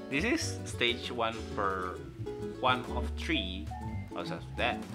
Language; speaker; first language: English; non-native, learner; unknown